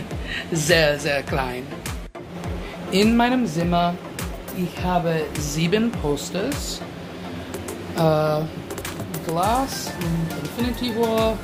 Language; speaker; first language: German; non-native, learner; English